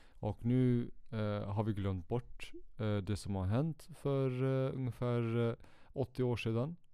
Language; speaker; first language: Swedish; early bilingual, other home language; Kurdish